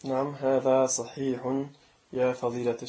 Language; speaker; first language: Arabic; non-native, learner; French